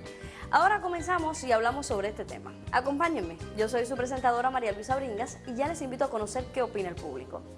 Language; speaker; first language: Spanish; native; Spanish